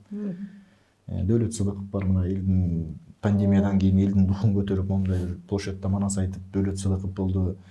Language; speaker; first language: Kyrgyz; native; Kyrgyz